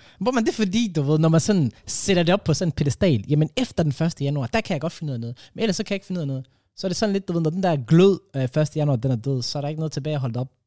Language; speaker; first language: Danish; early bilingual, other home language; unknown